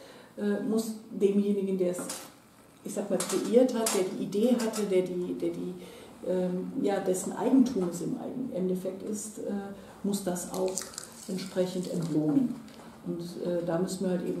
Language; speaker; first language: German; native; German